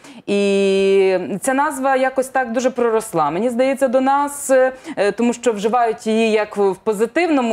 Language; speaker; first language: Ukrainian; native; Ukrainian